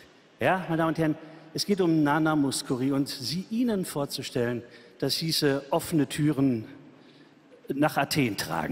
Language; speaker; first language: German; native; German